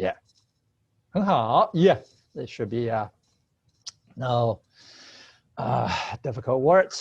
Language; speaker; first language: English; non-native, fluent; Chinese